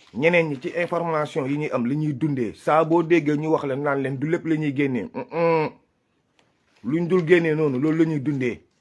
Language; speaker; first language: Wolof; non-native, local second language; Fula